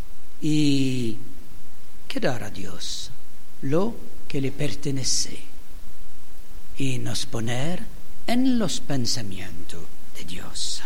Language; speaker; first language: Spanish; non-native, learner; French